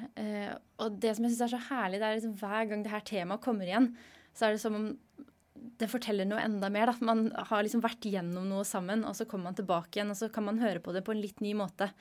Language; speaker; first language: Norwegian; native; Norwegian